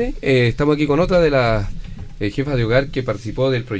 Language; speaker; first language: Spanish; native; Spanish